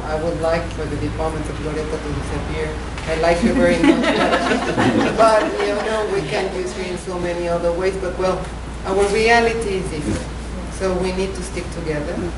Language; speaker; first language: English; non-native, fluent; Spanish